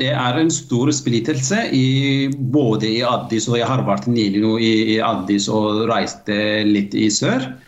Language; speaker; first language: Norwegian; non-native, fluent; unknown